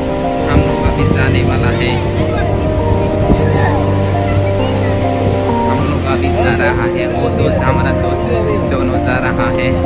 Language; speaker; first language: Hindi; non-native, local second language; Assamese